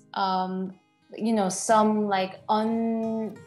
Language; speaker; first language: English; non-native, fluent; Korean